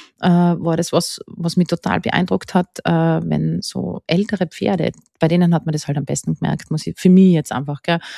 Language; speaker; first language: German; native; German